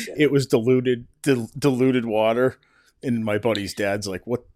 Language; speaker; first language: English; native; English